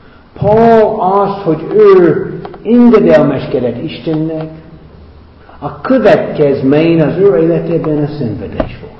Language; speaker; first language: Hungarian; non-native, fluent; English